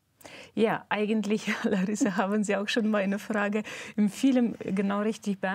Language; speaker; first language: German; non-native, fluent; Russian